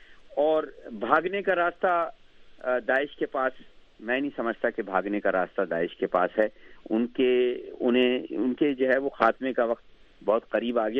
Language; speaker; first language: Urdu; native; Urdu